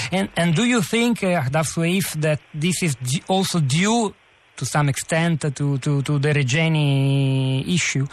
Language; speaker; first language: English; non-native, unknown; Italian